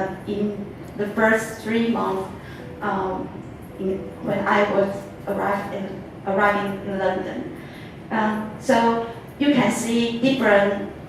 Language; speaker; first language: English; non-native, fluent; Chinese